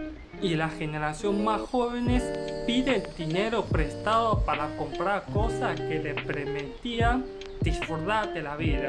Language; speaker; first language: Spanish; non-native, learner; Chinese